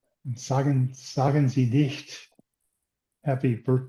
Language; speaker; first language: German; non-native, learner; English